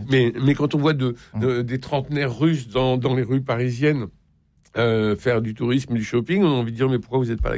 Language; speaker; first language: French; native; French